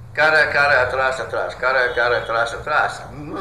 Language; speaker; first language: Spanish; non-native, learner; English